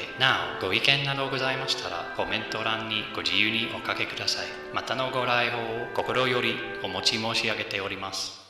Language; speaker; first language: Japanese; non-native, learner; English